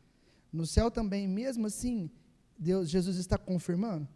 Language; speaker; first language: Portuguese; native; Portuguese